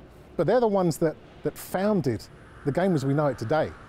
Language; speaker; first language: English; native; English